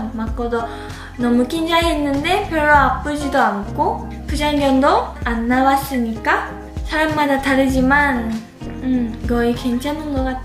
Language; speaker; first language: Korean; non-native, fluent; Japanese